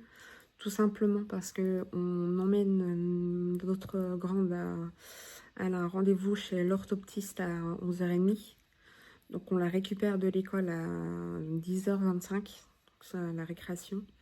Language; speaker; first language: French; native; French